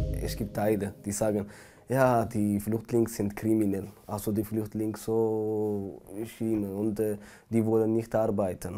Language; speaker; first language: German; non-native, learner; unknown